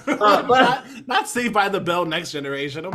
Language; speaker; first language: English; native; English